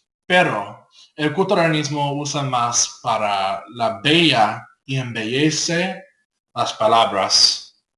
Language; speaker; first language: Spanish; non-native, learner; English